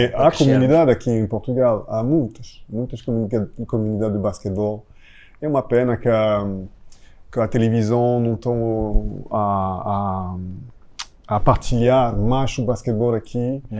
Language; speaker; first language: Portuguese; non-native, fluent; French